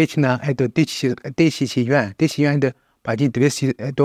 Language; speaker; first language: Russian; non-native, learner; Chinese